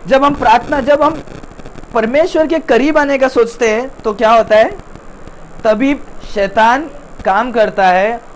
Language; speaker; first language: Hindi; non-native, local second language; Tamil